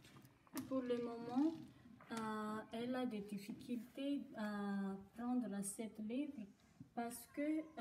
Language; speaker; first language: French; non-native, local second language; Malagasy